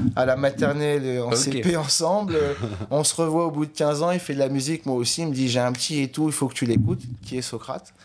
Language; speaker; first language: French; native; French